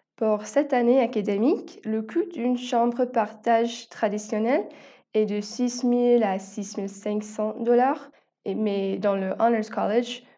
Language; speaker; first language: French; non-native, fluent; English